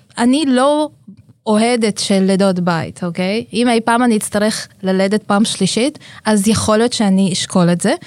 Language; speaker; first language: Hebrew; early bilingual, other home language; Russian